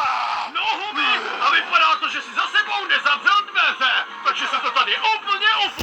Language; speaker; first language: Czech; native; Czech